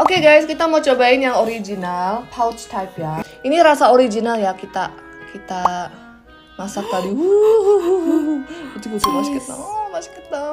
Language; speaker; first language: Indonesian; early bilingual, other home language; Korean